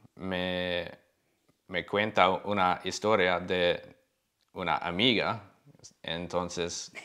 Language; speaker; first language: Spanish; non-native, learner; English